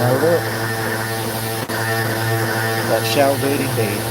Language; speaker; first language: English; native; English